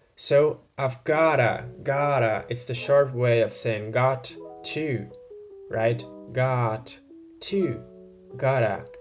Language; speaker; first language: English; non-native, fluent; Portuguese